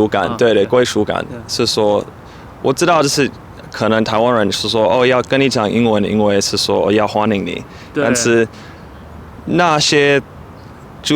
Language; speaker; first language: Chinese; non-native, fluent; English